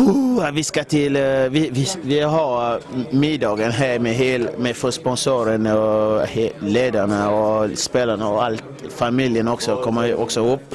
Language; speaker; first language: Swedish; non-native, fluent; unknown